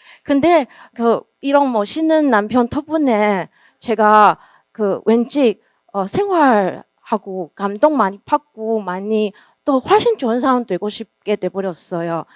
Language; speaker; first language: Korean; non-native, learner; Chinese